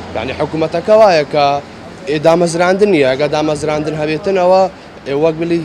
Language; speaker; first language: Central Kurdish; non-native, local second language; Kurdish